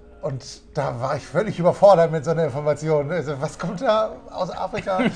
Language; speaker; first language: German; native; German